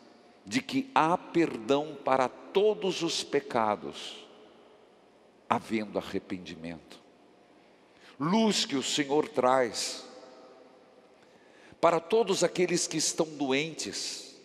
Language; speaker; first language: Portuguese; native; Portuguese